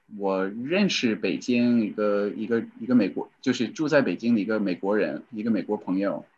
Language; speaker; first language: Chinese; non-native, fluent; English